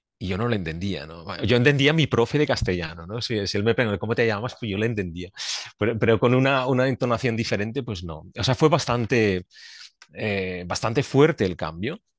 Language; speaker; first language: Spanish; non-native, fluent; Swiss German